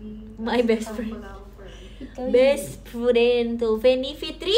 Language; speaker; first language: English; non-native, learner; Indonesian